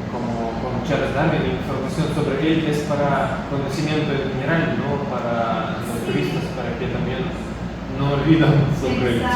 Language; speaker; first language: Spanish; non-native, learner; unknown